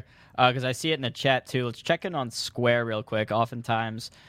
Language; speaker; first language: English; native; English